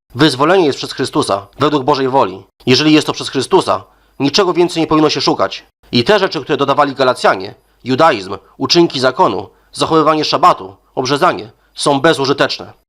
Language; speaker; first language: Polish; native; Polish